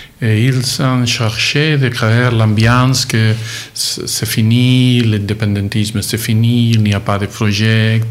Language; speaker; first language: French; non-native, learner; Catalan